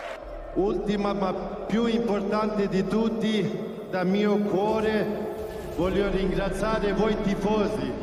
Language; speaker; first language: Italian; non-native, fluent; Swedish